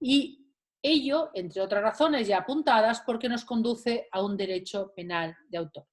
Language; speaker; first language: Spanish; native; Spanish